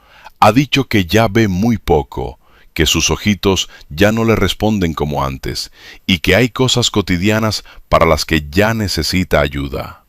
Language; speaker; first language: Spanish; native; Spanish